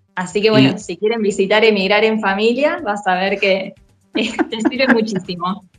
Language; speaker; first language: Spanish; native; Spanish